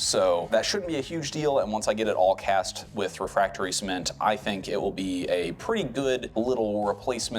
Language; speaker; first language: English; native; English